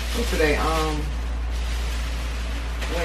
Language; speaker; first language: English; native; English